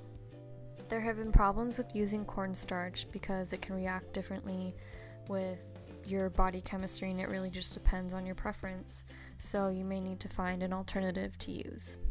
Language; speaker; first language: English; native; English